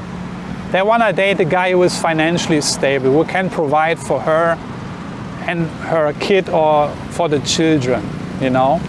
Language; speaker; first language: English; non-native, fluent; German